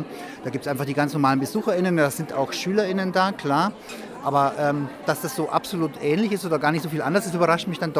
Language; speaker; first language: German; native; German